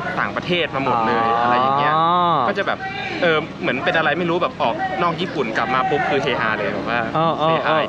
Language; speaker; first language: Thai; native; Thai